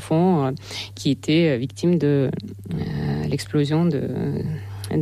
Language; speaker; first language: French; non-native, fluent; Russian